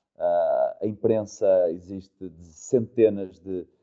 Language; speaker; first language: Portuguese; native; Portuguese